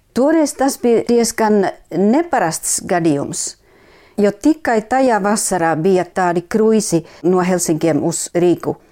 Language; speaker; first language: Latvian; non-native, fluent; Finnish